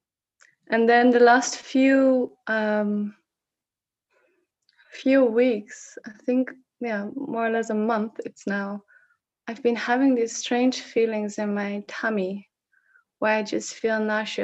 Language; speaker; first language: English; non-native, fluent; Dutch